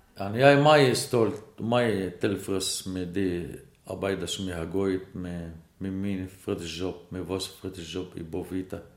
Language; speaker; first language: Danish; non-native, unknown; Arabic